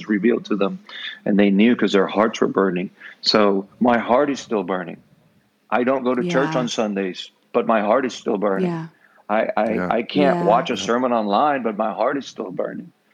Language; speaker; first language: English; non-native, fluent; Spanish